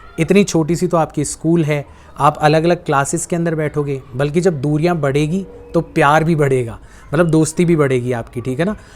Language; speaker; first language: Hindi; native; Hindi